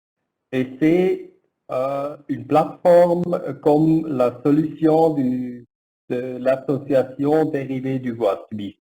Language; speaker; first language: French; non-native, learner; German